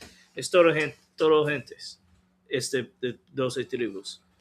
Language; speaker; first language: Spanish; non-native, learner; English